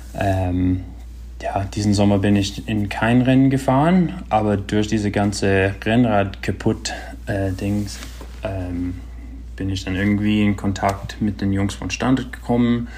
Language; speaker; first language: German; early bilingual, other home language; English